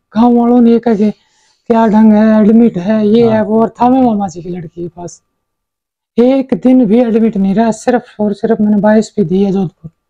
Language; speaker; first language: Hindi; native; Hindi